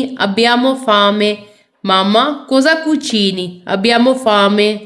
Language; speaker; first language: Italian; non-native, fluent; Urdu